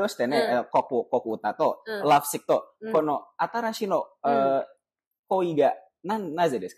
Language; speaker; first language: Japanese; non-native, learner; Indonesian